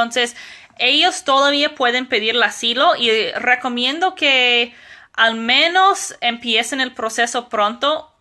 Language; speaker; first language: Spanish; non-native, fluent; English